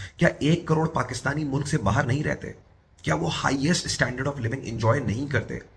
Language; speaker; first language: Urdu; native; Urdu